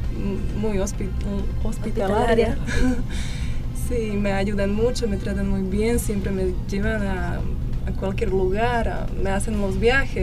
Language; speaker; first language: Spanish; non-native, fluent; Slovak